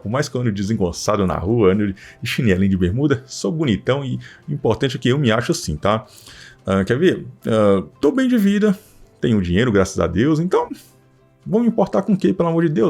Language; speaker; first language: Portuguese; native; Portuguese